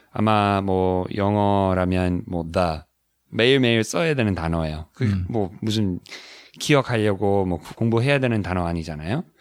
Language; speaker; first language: Korean; non-native, fluent; English